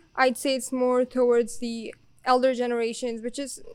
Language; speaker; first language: English; non-native, fluent; Bosnian